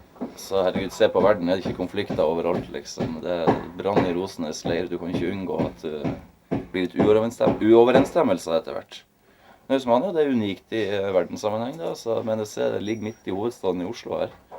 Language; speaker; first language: Norwegian; native; Norwegian